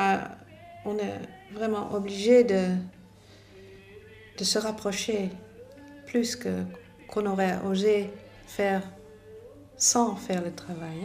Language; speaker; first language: French; non-native, fluent; Dutch